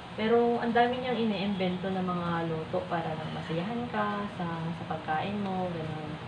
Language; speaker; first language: Filipino; non-native, local second language; Iloko